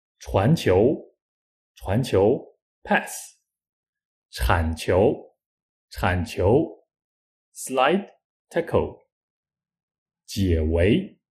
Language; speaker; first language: Chinese; native; Chinese